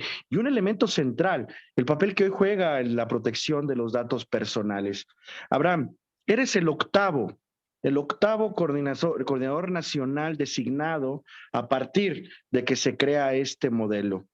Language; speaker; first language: Spanish; native; Spanish